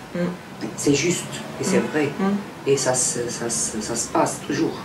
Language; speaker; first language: French; non-native, fluent; Arabic